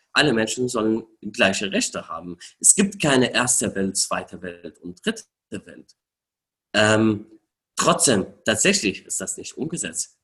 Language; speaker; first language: German; non-native, fluent; Arabic